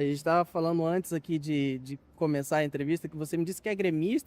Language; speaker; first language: Portuguese; native; Portuguese